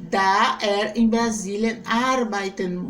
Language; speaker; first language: German; non-native, fluent; Portuguese